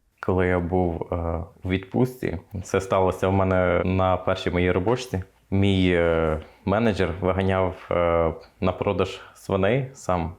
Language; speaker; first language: Ukrainian; native; Ukrainian